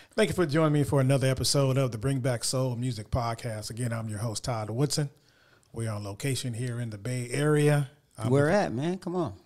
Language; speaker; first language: English; native; English